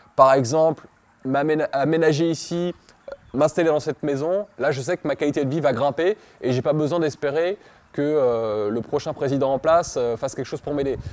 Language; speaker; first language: French; native; French